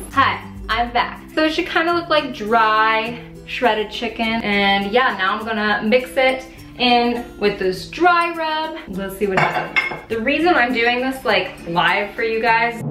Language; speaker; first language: English; native; English